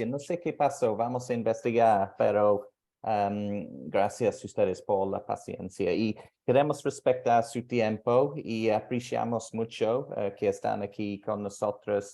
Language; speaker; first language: Spanish; non-native, fluent; English